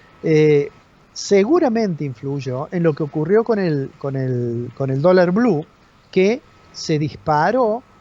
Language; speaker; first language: Spanish; native; Spanish